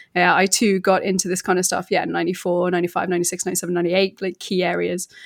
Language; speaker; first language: English; native; English